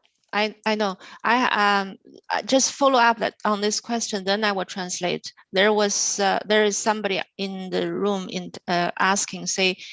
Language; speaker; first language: English; non-native, fluent; Chinese